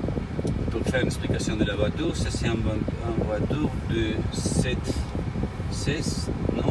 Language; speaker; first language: French; non-native, learner; Spanish